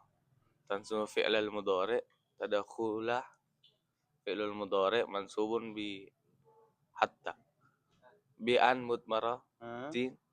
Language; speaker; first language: Arabic; non-native, learner; Indonesian